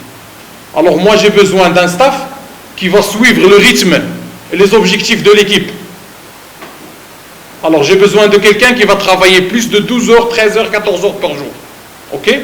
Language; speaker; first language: French; non-native, fluent; Arabic